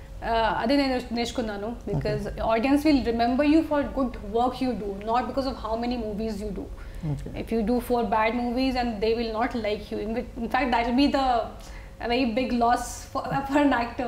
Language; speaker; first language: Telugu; non-native, local second language; Hindi